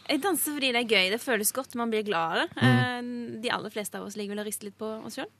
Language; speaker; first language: Norwegian; early bilingual, other home language; Urdu